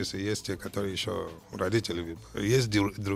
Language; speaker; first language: Russian; non-native, fluent; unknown